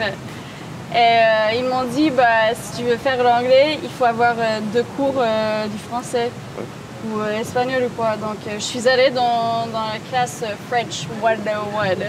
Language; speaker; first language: French; non-native, local second language; English